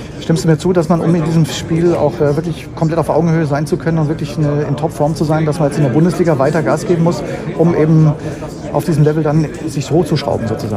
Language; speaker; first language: German; native; German